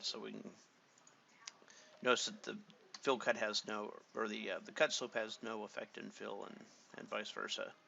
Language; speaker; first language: English; native; English